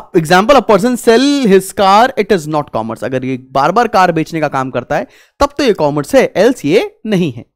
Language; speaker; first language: Hindi; native; Hindi